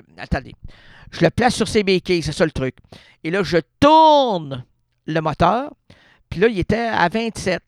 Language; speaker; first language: French; native; French